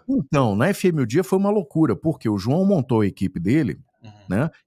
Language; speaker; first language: Portuguese; native; Portuguese